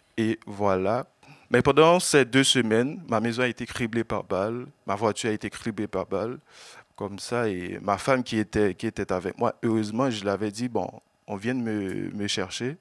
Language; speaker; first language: French; non-native, local second language; Haitian Creole